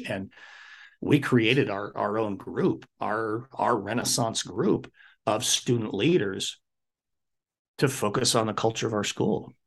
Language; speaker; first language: English; native; English